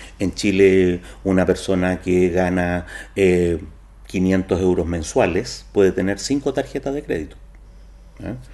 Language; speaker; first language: Spanish; native; Spanish